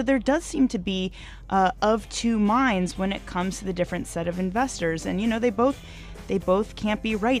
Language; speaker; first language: English; native; English